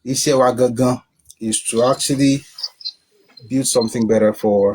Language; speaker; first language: English; non-native, local second language; Yoruba